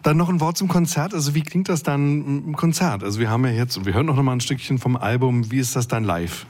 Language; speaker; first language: German; native; German